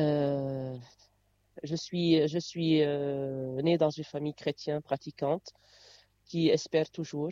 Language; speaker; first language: French; non-native, local second language; Arabic